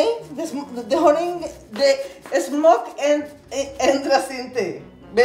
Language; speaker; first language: Swedish; non-native, learner; Spanish